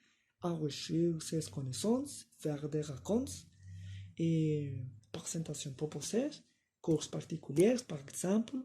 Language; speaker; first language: French; non-native, learner; Spanish